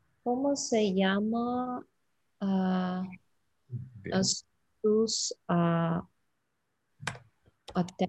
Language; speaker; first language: Spanish; non-native, learner; English